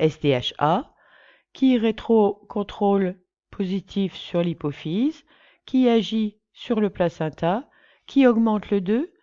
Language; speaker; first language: French; native; French